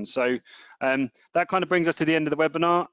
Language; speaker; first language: English; native; English